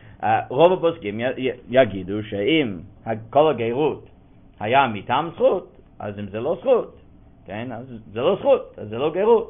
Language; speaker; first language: Hebrew; non-native, fluent; English